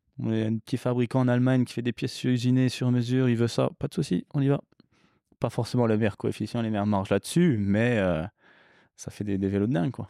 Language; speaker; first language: French; early bilingual, other home language; English